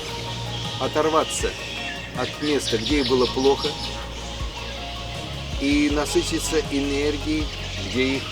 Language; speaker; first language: Russian; native; Russian